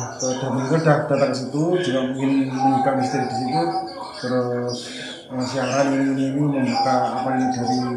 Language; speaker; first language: Indonesian; non-native, local second language; Javanese